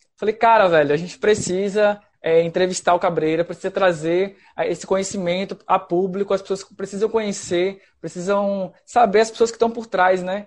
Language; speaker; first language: Portuguese; native; Portuguese